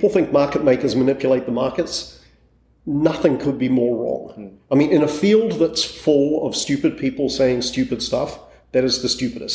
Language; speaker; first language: English; native; English